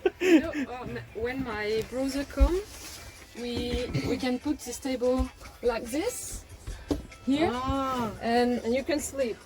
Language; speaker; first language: English; non-native, learner; French